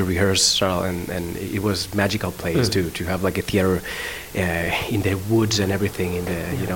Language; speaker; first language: English; non-native, fluent; Spanish